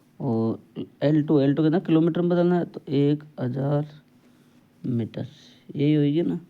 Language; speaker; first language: Hindi; native; Hindi